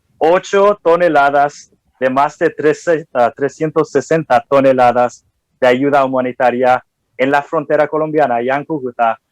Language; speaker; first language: Spanish; non-native, fluent; English